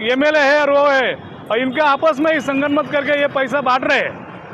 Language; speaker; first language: Hindi; non-native, local second language; Marathi